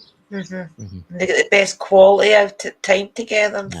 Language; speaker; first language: English; native; English